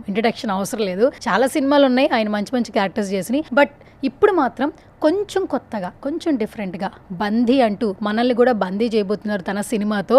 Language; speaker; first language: Telugu; native; Telugu